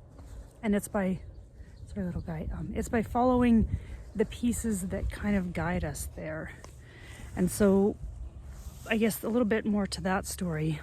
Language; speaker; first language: English; native; English